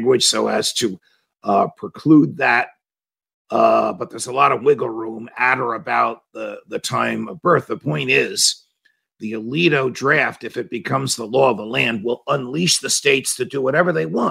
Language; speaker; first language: English; native; English